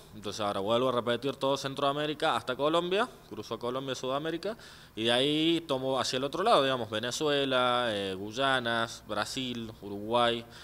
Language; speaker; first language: Spanish; native; Spanish